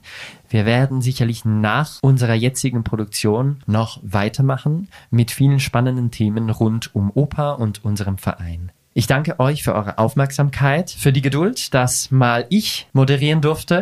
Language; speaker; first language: German; native; German